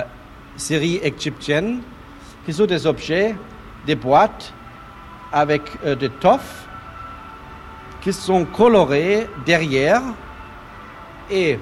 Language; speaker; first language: French; non-native, learner; German